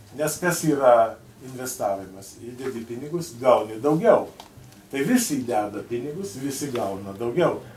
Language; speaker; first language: Lithuanian; early bilingual, heritage; Lithuanian